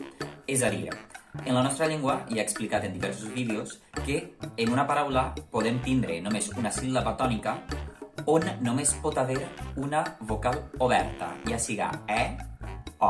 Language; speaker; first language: Catalan; native; Catalan